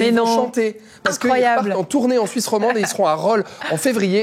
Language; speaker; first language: French; native; French